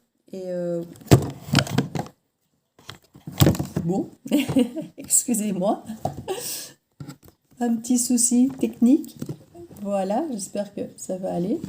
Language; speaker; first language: French; native; French